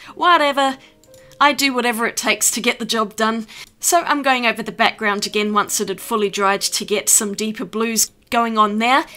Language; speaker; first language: English; native; English